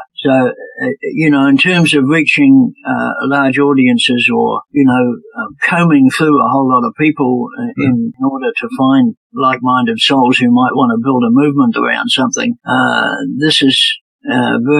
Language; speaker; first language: English; native; English